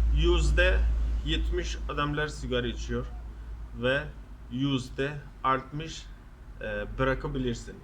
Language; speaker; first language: Turkish; non-native, learner; Persian